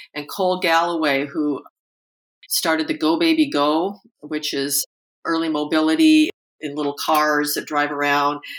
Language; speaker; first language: English; native; English